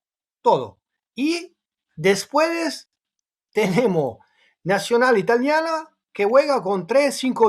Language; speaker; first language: Spanish; non-native, fluent; Italian